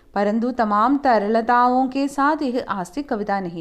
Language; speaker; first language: Hindi; non-native, local second language; Malayalam